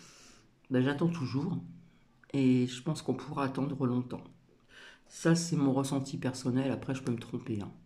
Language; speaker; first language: French; native; French